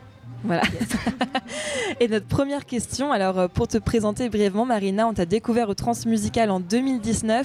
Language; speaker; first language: French; native; French